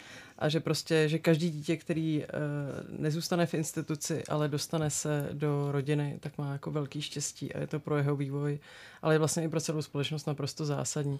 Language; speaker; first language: Czech; native; Czech